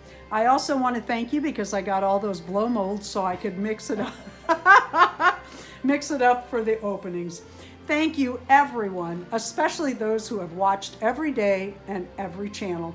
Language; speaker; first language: English; native; English